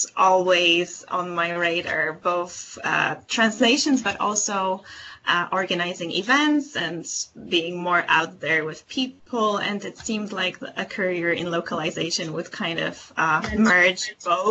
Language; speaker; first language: English; non-native, fluent; Polish